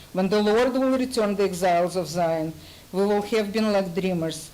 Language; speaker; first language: English; non-native, fluent; Russian